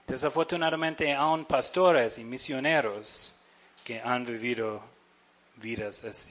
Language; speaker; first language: Spanish; non-native, fluent; English